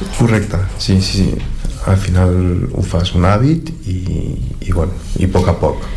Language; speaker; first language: Catalan; non-native, fluent; Spanish